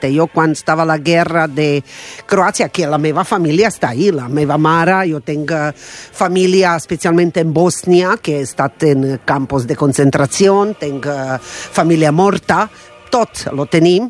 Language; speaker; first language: Catalan; non-native, fluent; Croatian